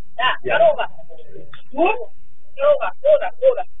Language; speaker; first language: Russian; non-native, learner; Vietnamese